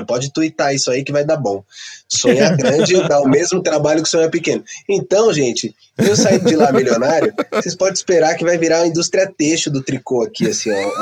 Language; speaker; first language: Portuguese; native; Portuguese